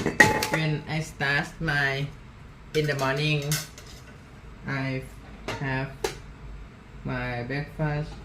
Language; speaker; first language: English; non-native, learner; Thai